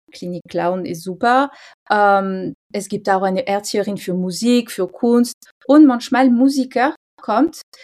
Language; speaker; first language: German; non-native, fluent; French